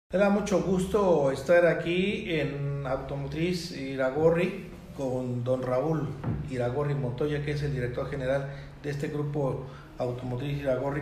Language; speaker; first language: Spanish; native; Spanish